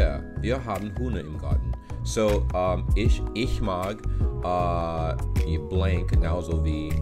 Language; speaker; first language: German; non-native, learner; English